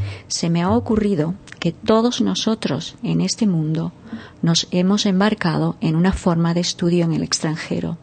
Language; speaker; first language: Spanish; native; Spanish